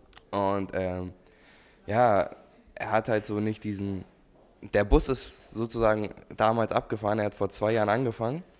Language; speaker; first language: German; native; German